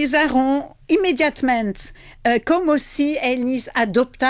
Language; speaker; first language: Portuguese; non-native, fluent; French